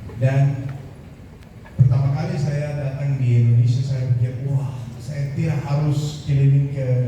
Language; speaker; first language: Indonesian; non-native, fluent; Danish